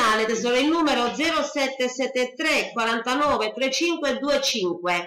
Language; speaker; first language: Italian; native; Italian